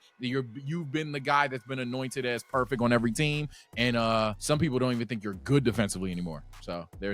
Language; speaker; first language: English; native; English